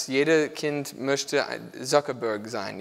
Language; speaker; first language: German; non-native, learner; English